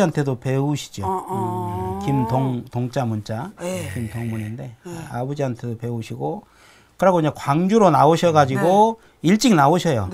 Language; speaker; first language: Korean; native; Korean